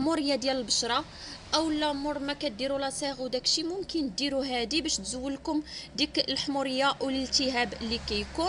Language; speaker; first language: Arabic; native; Arabic